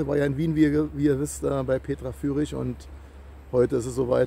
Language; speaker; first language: German; native; German